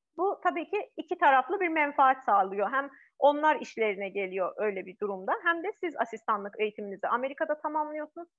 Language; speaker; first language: Turkish; non-native, fluent; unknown